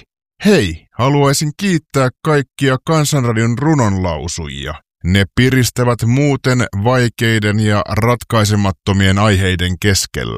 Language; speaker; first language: Finnish; native; Finnish